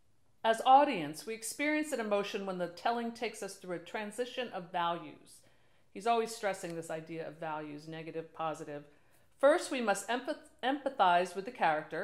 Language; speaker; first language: English; native; English